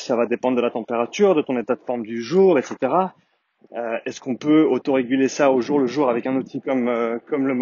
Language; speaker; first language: French; native; French